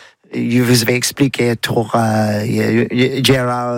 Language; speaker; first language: French; non-native, learner; English